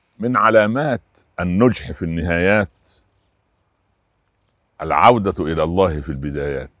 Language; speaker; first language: Arabic; native; Arabic